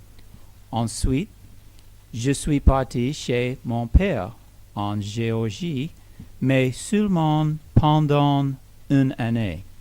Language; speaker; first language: French; non-native, learner; English